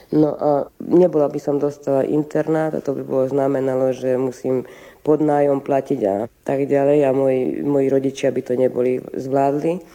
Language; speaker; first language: Slovak; native; Slovak